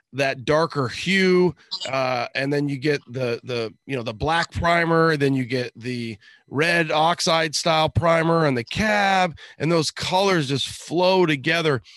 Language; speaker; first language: English; native; English